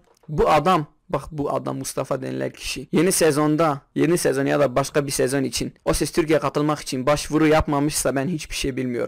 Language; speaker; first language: Turkish; non-native, local second language; Kurdish